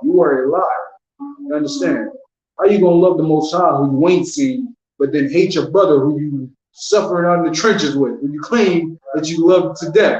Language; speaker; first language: English; native; English